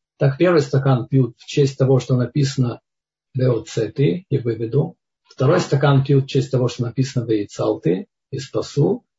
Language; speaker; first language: Russian; native; Russian